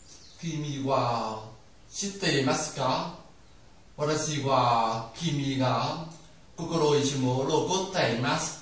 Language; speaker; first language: Japanese; non-native, learner; Vietnamese